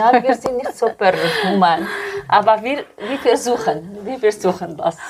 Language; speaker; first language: German; non-native, learner; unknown